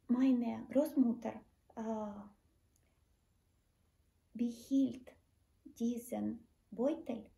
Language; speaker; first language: German; non-native, learner; Ukrainian